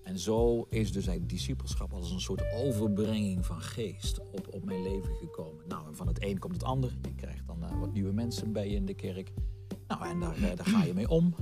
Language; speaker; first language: Dutch; native; Dutch